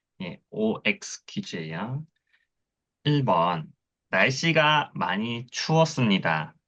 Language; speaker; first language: Korean; non-native, fluent; Thai